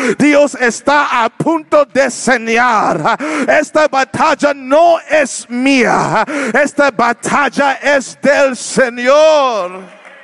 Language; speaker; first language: Spanish; non-native, learner; English